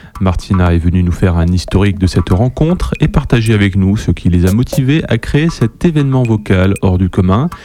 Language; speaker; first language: French; native; French